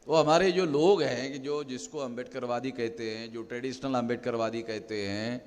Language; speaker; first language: Hindi; non-native, local second language; Marathi